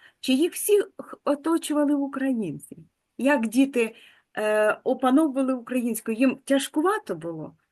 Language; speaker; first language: Ukrainian; native; Ukrainian